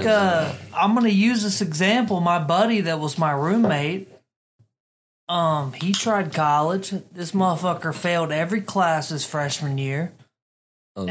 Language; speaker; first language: English; native; English